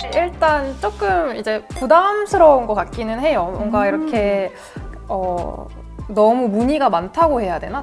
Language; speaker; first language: Korean; non-native, fluent; French